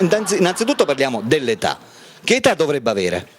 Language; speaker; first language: Italian; native; Italian